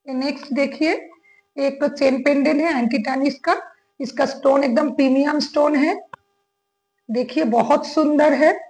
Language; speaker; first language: Hindi; non-native, local second language; Bangla